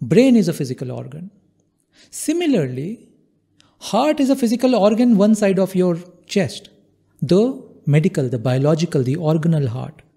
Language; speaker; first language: English; non-native, local second language; Hindi